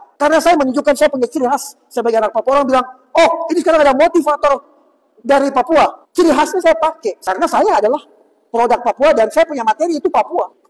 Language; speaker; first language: Indonesian; native; Indonesian